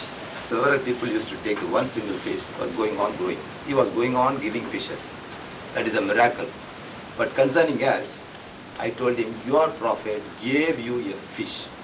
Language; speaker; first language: English; non-native, local second language; Tamil